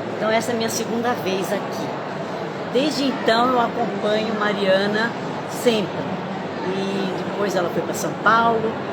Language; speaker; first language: Portuguese; early bilingual, other home language; Italian